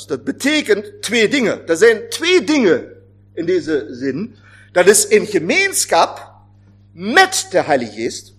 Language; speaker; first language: Dutch; non-native, fluent; German